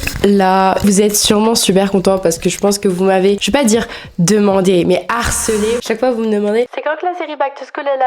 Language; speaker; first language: French; native; French